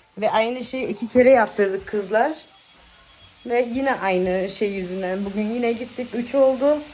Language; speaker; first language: Turkish; early bilingual, heritage; Turkish